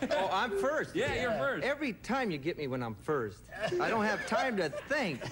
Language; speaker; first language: English; native; English